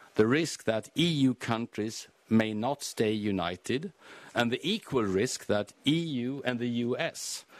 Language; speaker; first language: English; non-native, fluent; Swedish